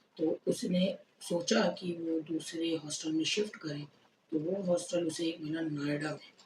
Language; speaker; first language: Urdu; native; Urdu